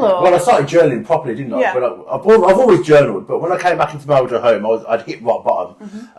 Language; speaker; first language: English; native; English